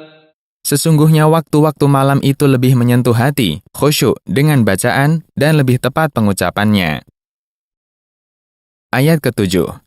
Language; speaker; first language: Indonesian; native; Indonesian